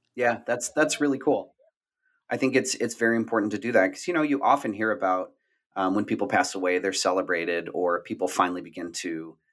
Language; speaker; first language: English; native; English